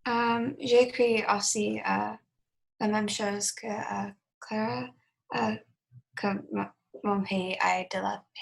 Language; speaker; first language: French; non-native, learner; English